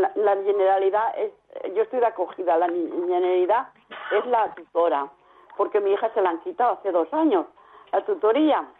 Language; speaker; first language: Spanish; native; Spanish